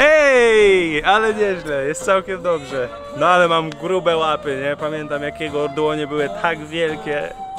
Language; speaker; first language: Polish; early bilingual, heritage; Polish